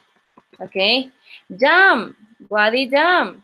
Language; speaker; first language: English; non-native, local second language; Spanish